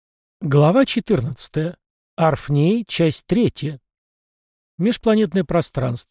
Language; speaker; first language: Russian; native; Russian